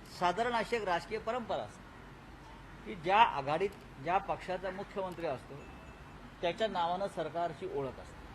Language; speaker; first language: Marathi; native; Marathi